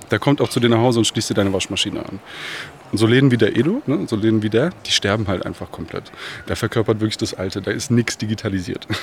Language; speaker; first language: German; early bilingual, other home language; Bosnian